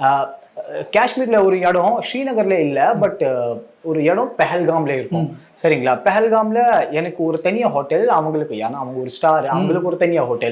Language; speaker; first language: Tamil; non-native, learner; Kashmiri